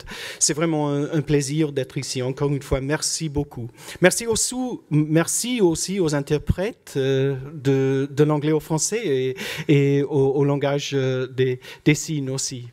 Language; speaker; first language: French; non-native, fluent; English